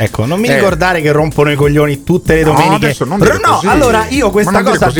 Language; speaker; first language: Italian; native; Italian